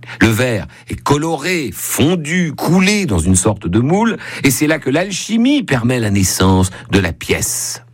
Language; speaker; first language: French; native; French